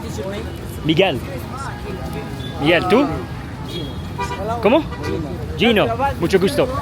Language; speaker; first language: Spanish; non-native, learner; Italian